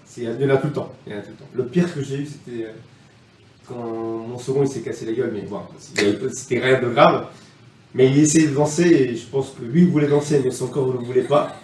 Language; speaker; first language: French; non-native, fluent; Spanish